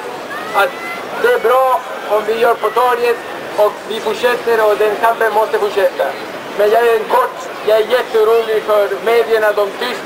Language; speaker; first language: Swedish; non-native, learner; Spanish